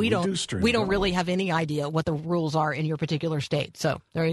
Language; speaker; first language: English; native; English